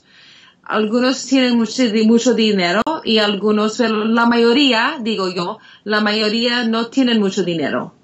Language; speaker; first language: Spanish; non-native, fluent; English